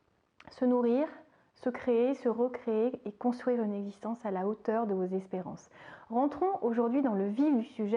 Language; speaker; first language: French; native; French